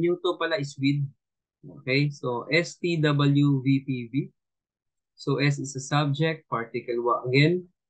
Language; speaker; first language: English; non-native, local second language; Filipino